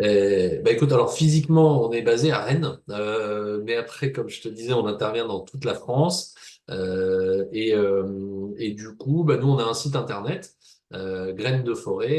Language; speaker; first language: French; native; French